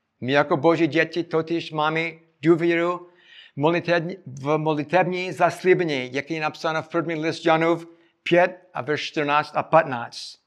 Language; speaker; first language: Czech; non-native, fluent; English